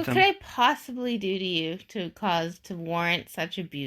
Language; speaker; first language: English; native; English